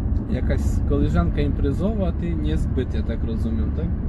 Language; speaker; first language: Polish; non-native, fluent; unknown